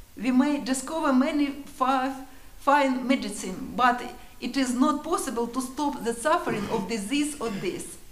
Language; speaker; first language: English; non-native, learner; Russian